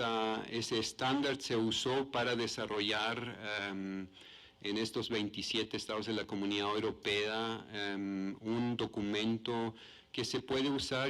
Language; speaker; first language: Spanish; non-native, fluent; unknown